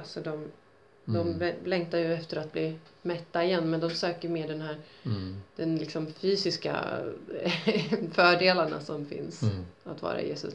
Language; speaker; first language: Swedish; native; Swedish